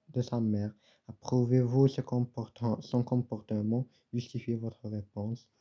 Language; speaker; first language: French; non-native, local second language; Arabic